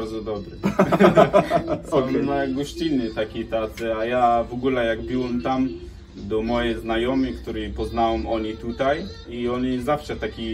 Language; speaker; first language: Polish; non-native, learner; Arabic